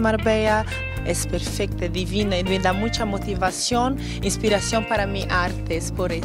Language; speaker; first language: Spanish; non-native, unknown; Portuguese